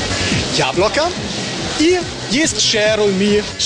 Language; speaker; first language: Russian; non-native, learner; German